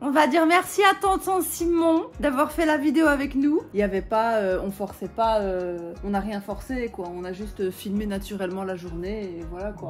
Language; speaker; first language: French; native; French